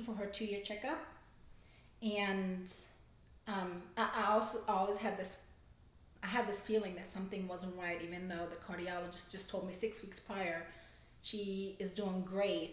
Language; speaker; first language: English; non-native, fluent; German